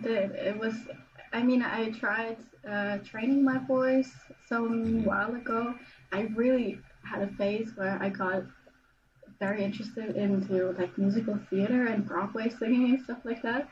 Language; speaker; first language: English; non-native, fluent; German